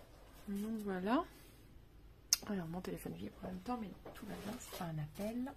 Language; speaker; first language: French; native; French